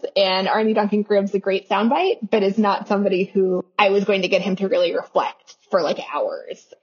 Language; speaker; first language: English; native; English